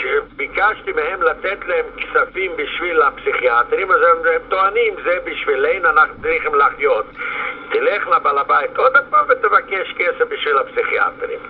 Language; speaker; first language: Hebrew; non-native, fluent; Yiddish